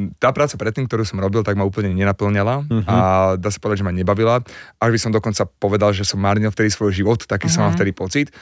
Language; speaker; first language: Slovak; native; Slovak